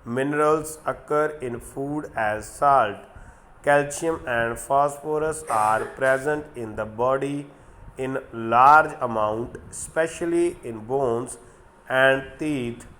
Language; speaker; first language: English; non-native, local second language; Punjabi